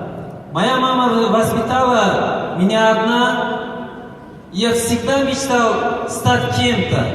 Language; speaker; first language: Russian; non-native, local second language; Tajik